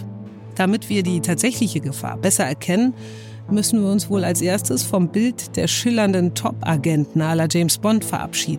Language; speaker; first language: German; native; German